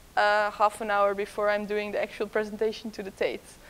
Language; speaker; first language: English; non-native, fluent; Dutch